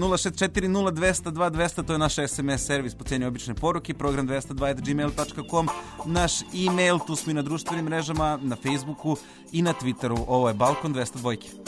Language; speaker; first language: Serbian; native; Serbian